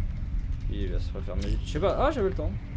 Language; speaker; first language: French; native; French